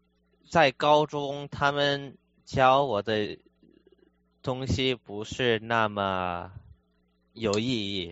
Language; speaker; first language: Chinese; early bilingual, heritage; Chinese